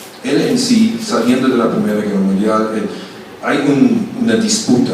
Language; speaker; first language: Spanish; non-native, fluent; German